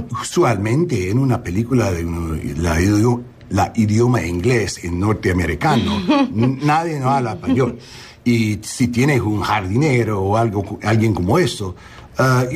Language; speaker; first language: Spanish; early bilingual, heritage; English